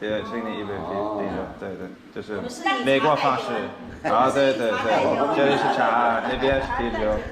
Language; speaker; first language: Chinese; non-native, fluent; English